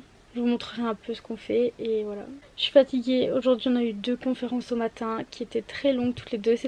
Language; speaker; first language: French; native; French